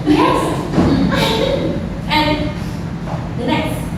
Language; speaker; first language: English; non-native, learner; Indonesian